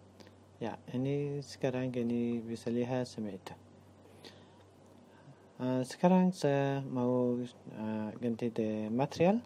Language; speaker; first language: Indonesian; non-native, learner; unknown